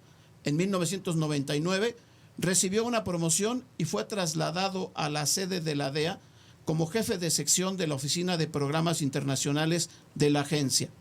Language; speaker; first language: Spanish; native; Spanish